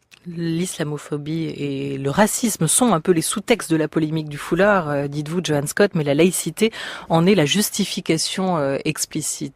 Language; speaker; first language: French; native; French